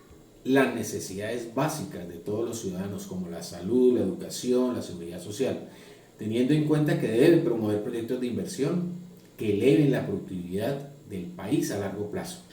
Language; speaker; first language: Spanish; native; Spanish